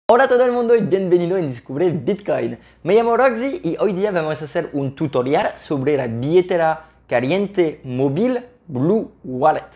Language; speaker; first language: Spanish; non-native, fluent; French